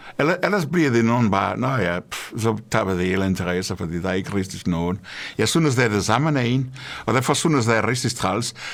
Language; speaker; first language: Danish; non-native, fluent; Portuguese